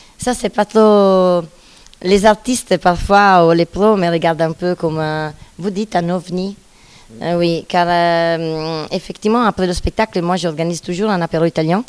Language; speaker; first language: French; non-native, fluent; Italian